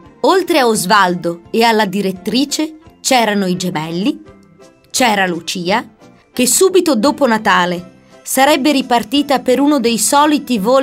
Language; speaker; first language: Italian; native; Italian